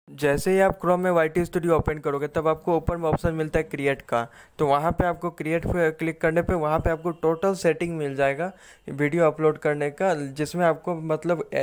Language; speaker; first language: Hindi; native; Hindi